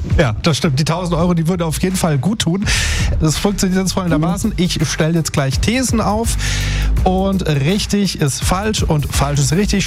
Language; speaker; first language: German; native; German